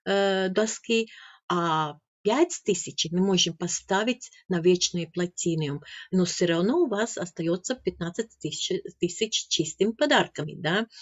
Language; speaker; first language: Russian; non-native, fluent; Latvian